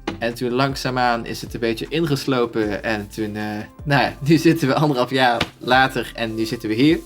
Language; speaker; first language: Dutch; native; Dutch